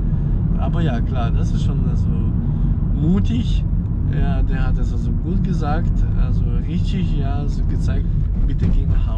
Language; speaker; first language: German; non-native, fluent; Ukrainian